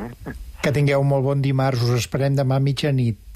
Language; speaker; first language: Catalan; native; Catalan